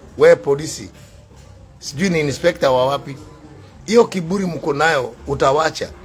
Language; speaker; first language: Swahili; non-native, local second language; Kikuyu